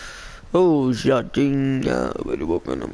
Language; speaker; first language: Portuguese; native; Portuguese